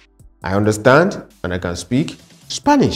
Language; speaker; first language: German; non-native, fluent; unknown